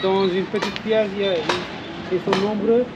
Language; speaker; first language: French; non-native, fluent; Hindi